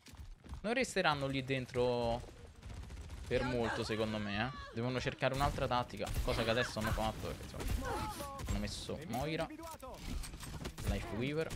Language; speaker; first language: Italian; native; Italian